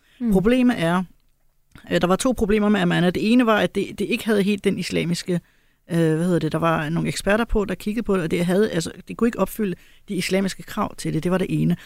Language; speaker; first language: Danish; early bilingual, other home language; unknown